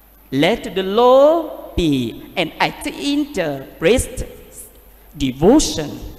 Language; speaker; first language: English; non-native, learner; Vietnamese